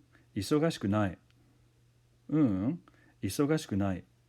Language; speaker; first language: Japanese; non-native, fluent; English